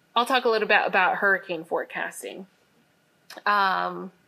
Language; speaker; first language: English; native; English